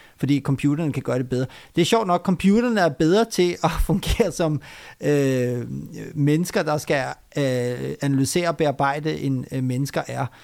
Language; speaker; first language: Danish; early bilingual, other home language; Urdu